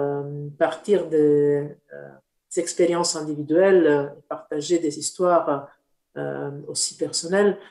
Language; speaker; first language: French; non-native, fluent; Italian